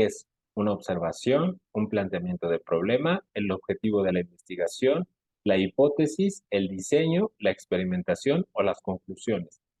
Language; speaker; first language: Spanish; native; Spanish